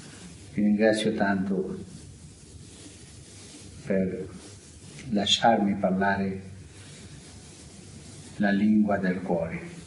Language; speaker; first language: Italian; non-native, fluent; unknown